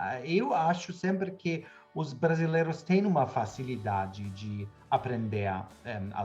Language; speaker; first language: Portuguese; non-native, fluent; German